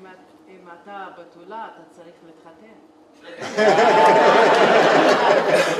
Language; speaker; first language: Hebrew; non-native, local second language; Arabic